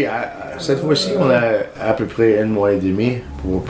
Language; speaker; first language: French; non-native, learner; English